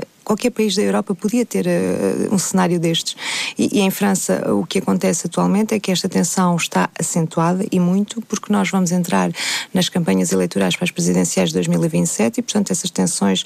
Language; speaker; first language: Portuguese; native; Portuguese